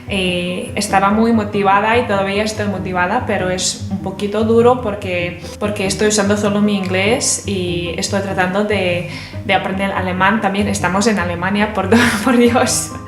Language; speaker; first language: Spanish; non-native, fluent; Serbian